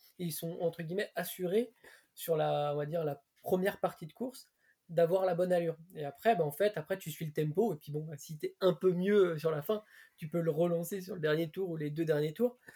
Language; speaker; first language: French; native; French